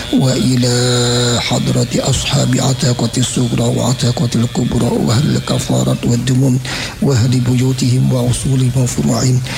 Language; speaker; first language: Arabic; non-native, fluent; Javanese